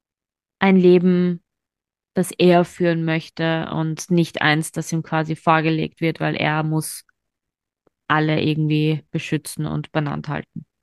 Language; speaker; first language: German; native; German